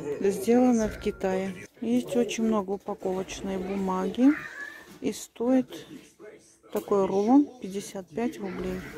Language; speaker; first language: Russian; native; Russian